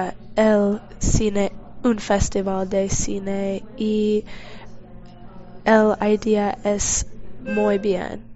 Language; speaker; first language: Spanish; non-native, learner; English